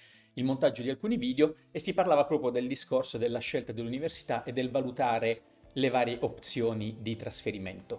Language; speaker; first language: Italian; native; Italian